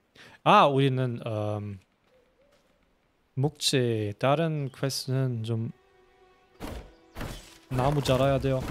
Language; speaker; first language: Korean; non-native, fluent; German